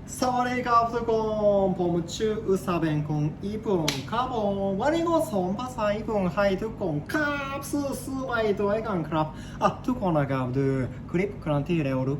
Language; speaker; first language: Thai; non-native, learner; Japanese